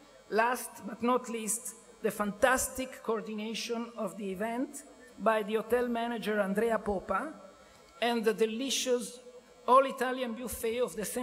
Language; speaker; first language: English; non-native, fluent; Italian